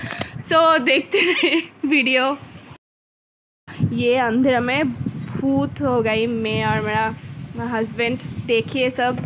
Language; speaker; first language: Hindi; non-native, local second language; Bangla